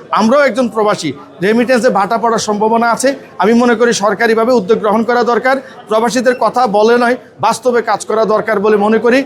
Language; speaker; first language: Bangla; native; Bangla